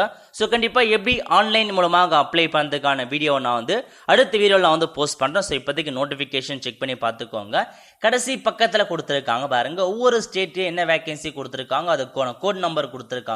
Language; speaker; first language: Tamil; native; Tamil